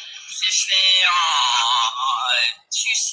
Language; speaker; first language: French; non-native, learner; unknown